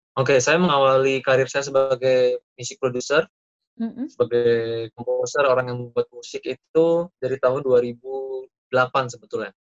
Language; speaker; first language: Indonesian; native; Indonesian